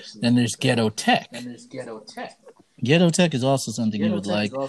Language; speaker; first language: English; native; English